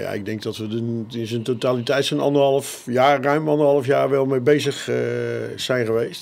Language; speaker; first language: Dutch; native; Dutch